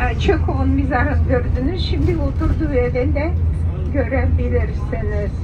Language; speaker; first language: Turkish; non-native, fluent; Russian